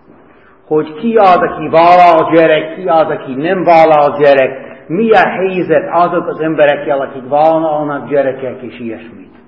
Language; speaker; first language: Hungarian; non-native, fluent; English